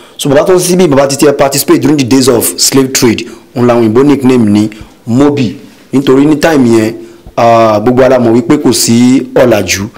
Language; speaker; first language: Yoruba; non-native, local second language; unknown